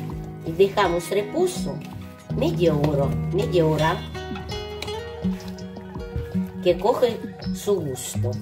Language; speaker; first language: Spanish; non-native, learner; Ukrainian